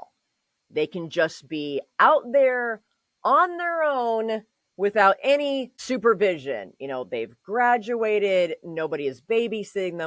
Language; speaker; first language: English; native; English